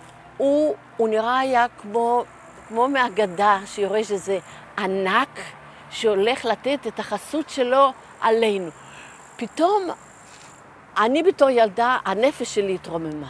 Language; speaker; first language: Hebrew; early bilingual, other home language; Yiddish